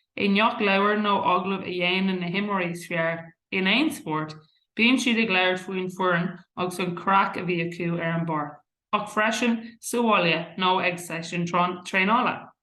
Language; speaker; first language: Irish; non-native, local second language; English